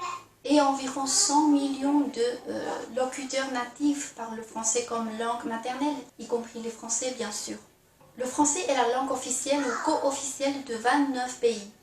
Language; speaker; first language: French; non-native, fluent; Chinese